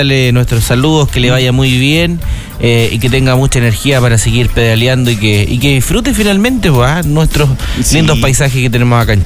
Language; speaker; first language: Spanish; native; Spanish